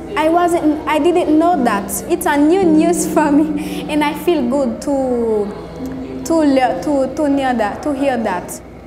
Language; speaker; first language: English; non-native, learner; Haitian Creole